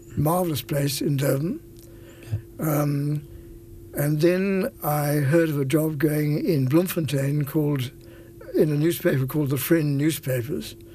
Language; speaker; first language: English; native; English